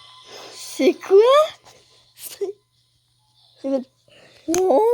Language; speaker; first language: French; native; French